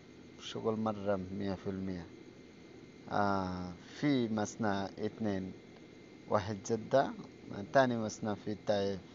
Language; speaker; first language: Arabic; non-native, learner; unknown